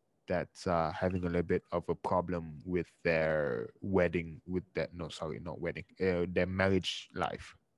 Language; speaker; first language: English; early bilingual, other home language; Japanese